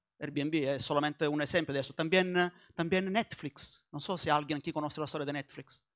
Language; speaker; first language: Spanish; non-native, learner; Italian